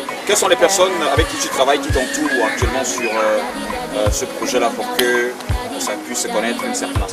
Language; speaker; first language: French; non-native, local second language; English